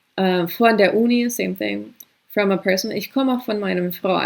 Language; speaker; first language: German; non-native, fluent; English